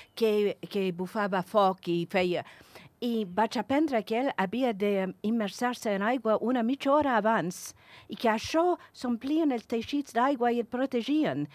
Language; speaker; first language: Catalan; non-native, fluent; English